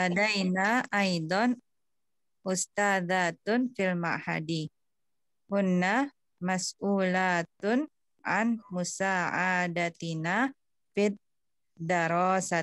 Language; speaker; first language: Arabic; non-native, learner; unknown